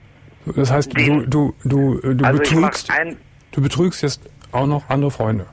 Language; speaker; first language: German; native; German